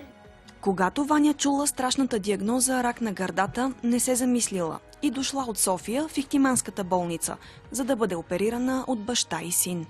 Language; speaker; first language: Bulgarian; native; Bulgarian